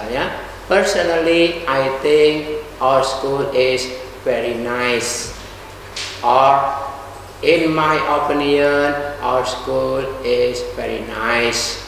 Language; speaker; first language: English; non-native, fluent; Indonesian